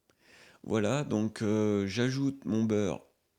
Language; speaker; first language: French; native; French